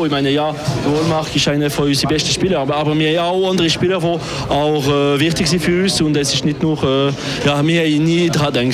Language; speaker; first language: German; non-native, local second language; French